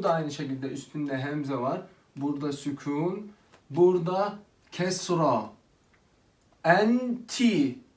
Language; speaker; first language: Turkish; non-native, fluent; Arabic